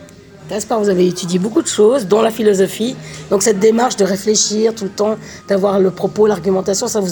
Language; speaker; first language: French; native; French